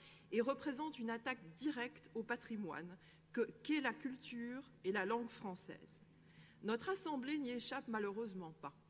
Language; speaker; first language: French; native; French